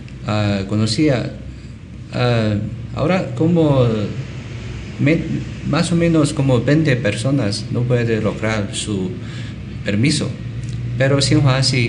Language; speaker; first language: Spanish; non-native, learner; Chinese